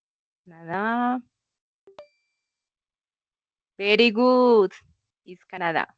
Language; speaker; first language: English; non-native, learner; Spanish